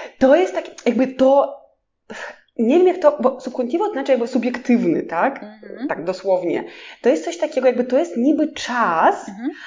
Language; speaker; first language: Polish; non-native, fluent; Russian